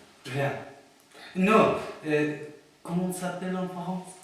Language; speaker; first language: French; non-native, learner; Persian